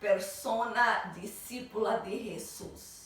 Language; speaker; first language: Spanish; non-native, learner; Portuguese